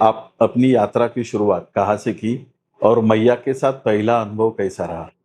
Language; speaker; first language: Hindi; non-native, local second language; Marathi